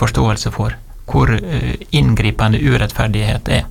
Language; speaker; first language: Norwegian; native; Norwegian